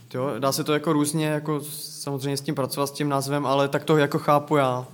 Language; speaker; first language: Czech; native; Czech